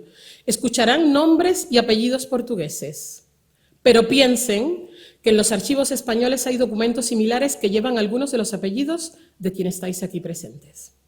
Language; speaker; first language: Spanish; native; Spanish